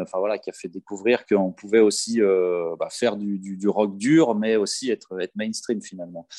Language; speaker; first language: French; native; French